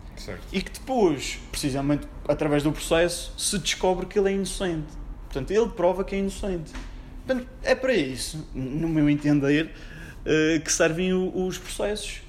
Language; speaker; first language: Portuguese; native; Portuguese